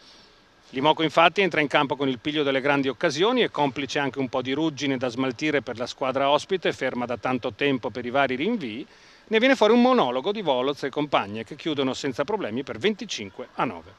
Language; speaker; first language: Italian; native; Italian